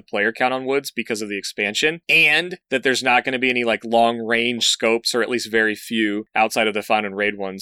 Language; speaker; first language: English; native; English